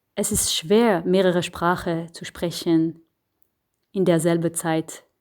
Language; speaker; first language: German; non-native, learner; French